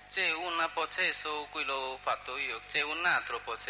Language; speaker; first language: Italian; non-native, learner; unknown